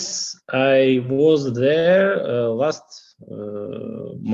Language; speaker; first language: English; non-native, learner; Russian